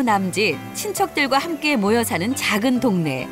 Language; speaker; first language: Korean; native; Korean